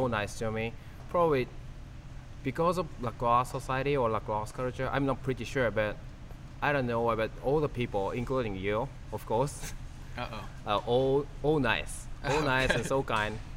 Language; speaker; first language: English; non-native, learner; Japanese